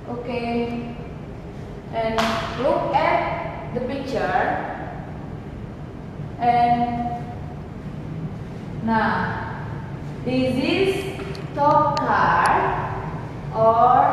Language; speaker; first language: English; non-native, learner; Indonesian